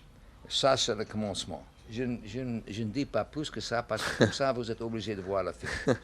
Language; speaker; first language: French; non-native, learner; English